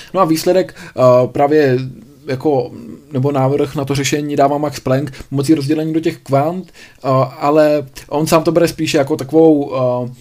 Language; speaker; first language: Czech; native; Czech